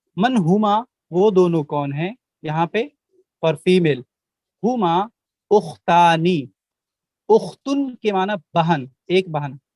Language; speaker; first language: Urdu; native; Urdu